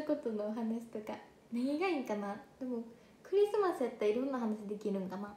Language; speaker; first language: Japanese; native; Japanese